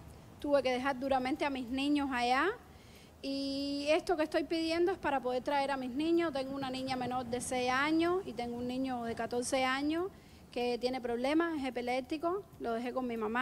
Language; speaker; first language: Spanish; native; Spanish